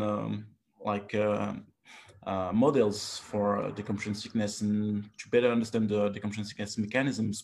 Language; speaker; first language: English; non-native, fluent; French